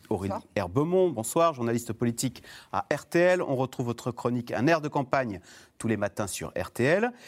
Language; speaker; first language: French; native; French